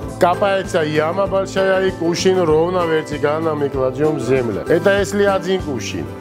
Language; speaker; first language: Russian; non-native, fluent; Georgian